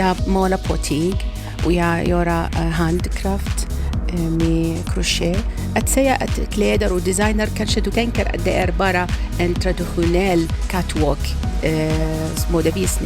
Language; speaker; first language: Swedish; non-native, learner; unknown